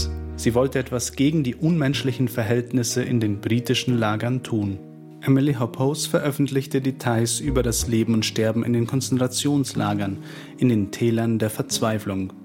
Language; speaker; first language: German; native; German